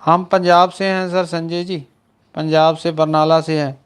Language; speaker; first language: Hindi; non-native, local second language; Punjabi